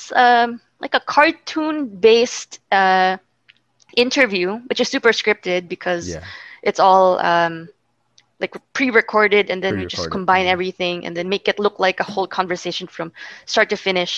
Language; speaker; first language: English; non-native, local second language; Filipino